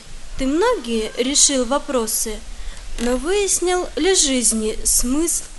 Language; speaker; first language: Russian; native; Russian